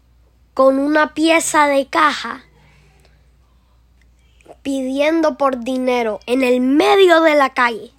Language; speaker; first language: Spanish; early bilingual, heritage; Spanish